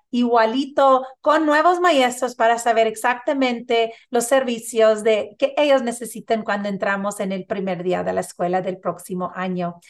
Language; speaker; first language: Spanish; early bilingual, heritage; Spanish